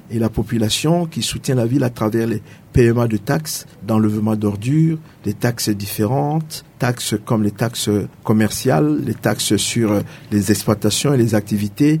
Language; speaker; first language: French; non-native, local second language; Sango